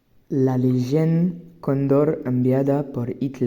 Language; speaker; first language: Spanish; non-native, learner; French